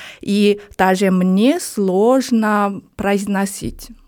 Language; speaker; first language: Russian; non-native, learner; Chinese